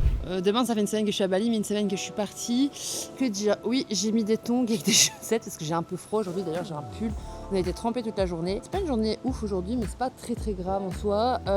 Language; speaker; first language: French; native; French